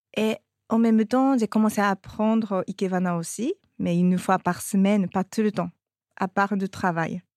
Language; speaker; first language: French; non-native, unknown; Japanese